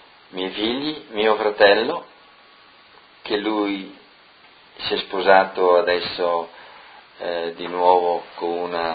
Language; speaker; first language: Italian; non-native, local second language; Friulian